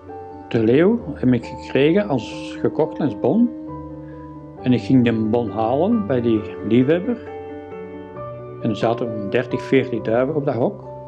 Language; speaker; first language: Dutch; native; Dutch